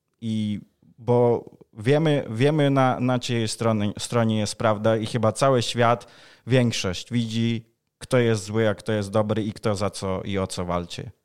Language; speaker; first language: Polish; non-native, fluent; Ukrainian